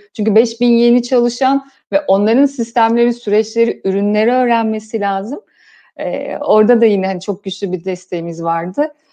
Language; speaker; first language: Turkish; native; Turkish